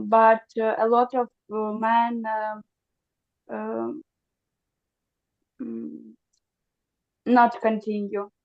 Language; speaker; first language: English; non-native, learner; Ukrainian